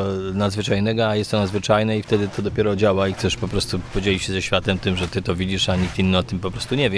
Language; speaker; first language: Polish; native; Polish